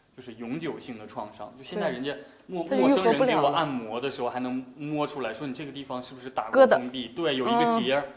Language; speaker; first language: Chinese; native; Chinese